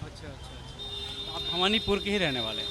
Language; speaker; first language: Hindi; native; Hindi